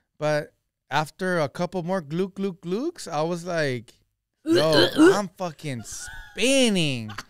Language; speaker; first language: English; early bilingual, other home language; Spanish